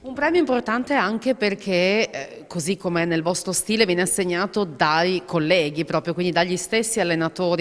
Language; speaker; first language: Italian; native; Italian